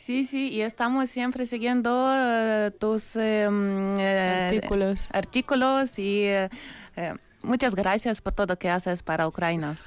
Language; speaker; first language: Spanish; non-native, learner; Ukrainian